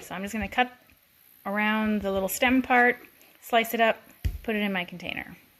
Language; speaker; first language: English; native; English